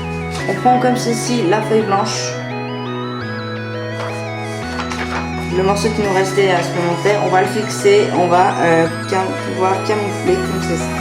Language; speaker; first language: French; native; French